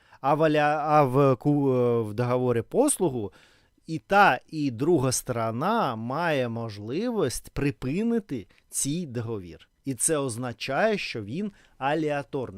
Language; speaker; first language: Ukrainian; non-native, learner; Russian